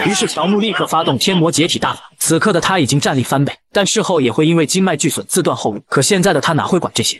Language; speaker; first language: Chinese; native; Chinese